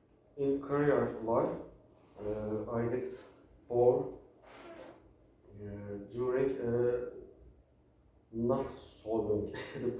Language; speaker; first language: English; non-native, learner; Turkish